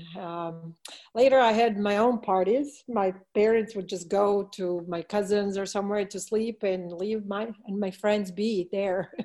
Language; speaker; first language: English; non-native, fluent; Serbian